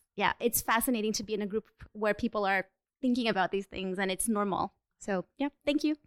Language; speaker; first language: English; non-native, fluent; Portuguese